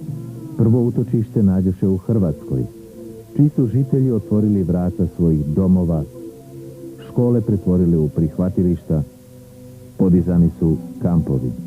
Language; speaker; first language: Bosnian; native; Bosnian